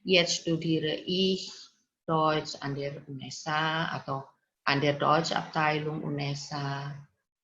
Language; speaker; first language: German; non-native, fluent; Indonesian